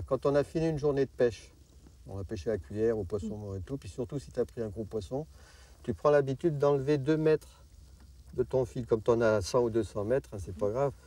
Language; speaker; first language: French; native; French